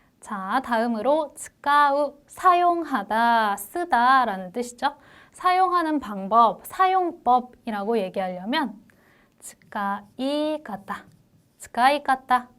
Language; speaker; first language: Korean; native; Korean